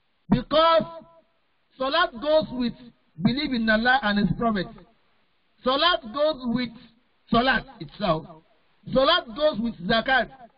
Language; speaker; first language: English; non-native, local second language; Yoruba